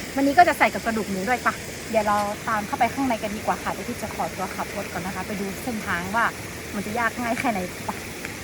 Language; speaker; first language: Thai; non-native, local second language; Karen languages